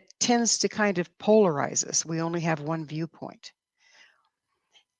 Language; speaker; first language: English; native; English